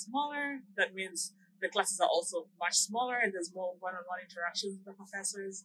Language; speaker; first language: English; non-native, local second language; Swahili